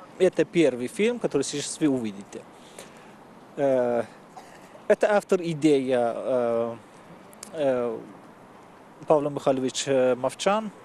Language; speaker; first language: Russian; non-native, fluent; Persian